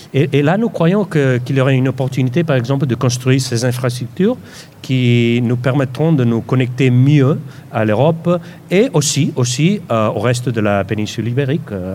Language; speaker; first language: French; non-native, fluent; Catalan